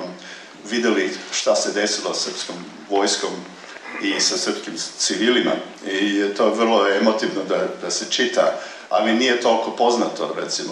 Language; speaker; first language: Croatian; early bilingual, heritage; Serbian